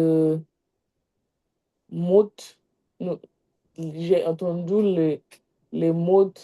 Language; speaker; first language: French; non-native, learner; English